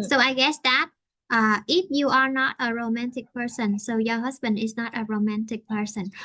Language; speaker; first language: English; non-native, fluent; Vietnamese